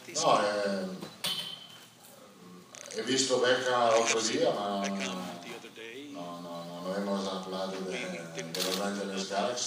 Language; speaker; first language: Spanish; non-native, fluent; Italian